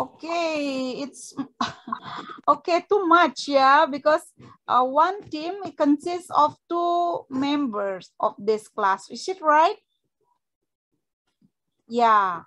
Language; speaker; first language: English; non-native, fluent; Indonesian